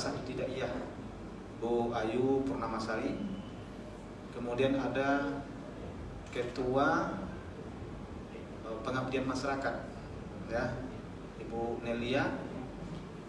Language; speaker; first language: Indonesian; native; Indonesian